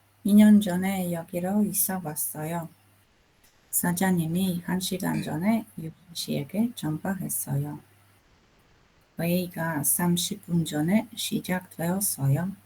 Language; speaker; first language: Korean; non-native, learner; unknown